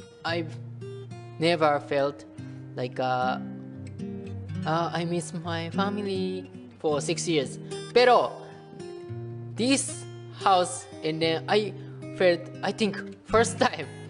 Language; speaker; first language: English; non-native, learner; Japanese